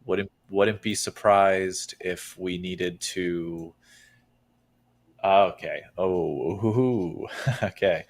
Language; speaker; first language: English; native; English